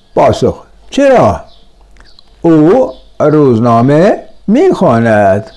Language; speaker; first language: Persian; non-native, fluent; Urdu